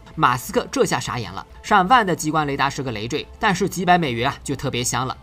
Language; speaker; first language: Chinese; native; Chinese